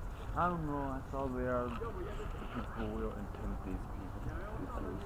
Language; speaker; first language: English; non-native, learner; Chinese